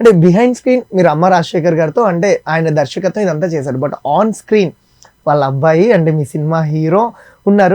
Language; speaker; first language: Telugu; native; Telugu